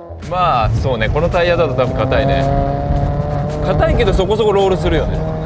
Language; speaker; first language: Japanese; native; Japanese